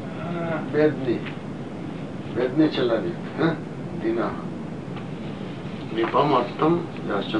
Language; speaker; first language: Russian; non-native, learner; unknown